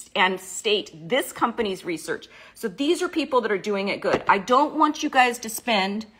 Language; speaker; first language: English; native; English